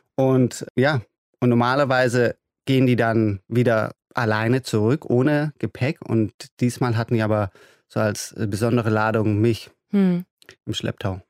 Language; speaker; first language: German; native; German